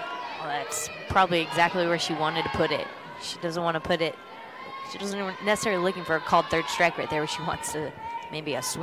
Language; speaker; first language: English; native; English